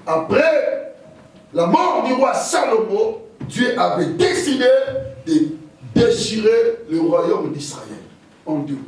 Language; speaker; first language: French; non-native, local second language; Lingala